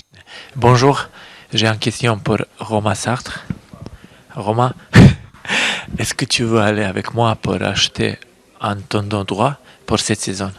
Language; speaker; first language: French; non-native, fluent; Serbian